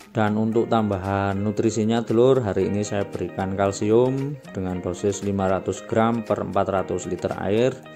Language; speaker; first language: Indonesian; non-native, local second language; Javanese